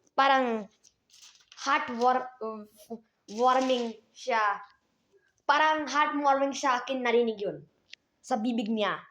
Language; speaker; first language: Filipino; non-native, learner; Hindi